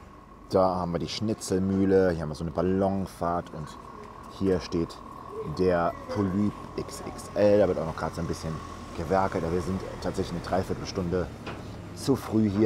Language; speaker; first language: German; native; German